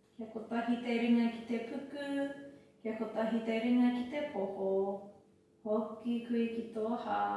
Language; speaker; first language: Māori; non-native, local second language; English